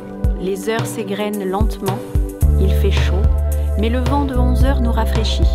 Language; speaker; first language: French; native; French